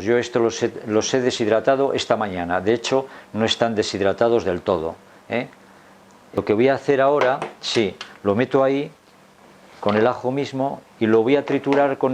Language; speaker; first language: Spanish; native; Spanish